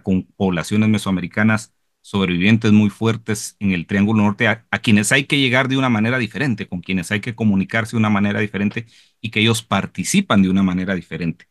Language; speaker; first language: Spanish; native; Spanish